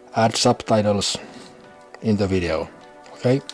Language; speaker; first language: English; non-native, fluent; Finnish